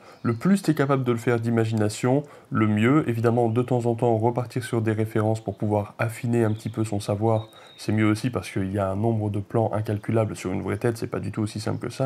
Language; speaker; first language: French; native; French